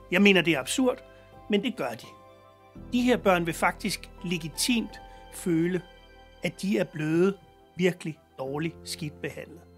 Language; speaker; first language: Danish; native; Danish